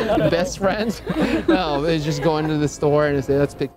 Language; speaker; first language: English; non-native, fluent; Japanese